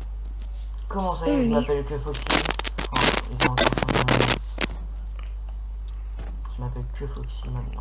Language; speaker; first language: French; native; French